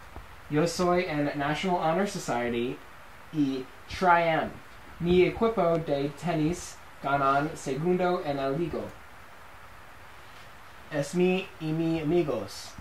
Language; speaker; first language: Spanish; non-native, learner; English